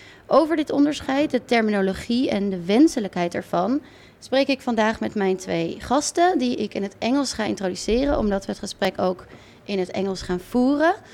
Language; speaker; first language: Dutch; native; Dutch